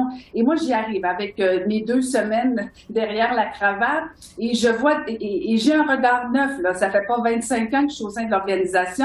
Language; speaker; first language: French; native; French